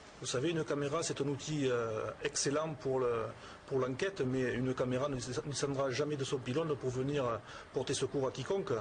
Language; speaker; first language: French; native; French